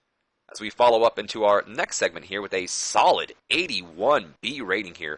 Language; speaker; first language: English; native; English